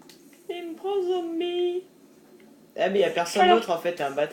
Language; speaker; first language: French; native; French